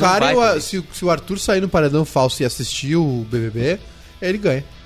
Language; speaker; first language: Portuguese; native; Portuguese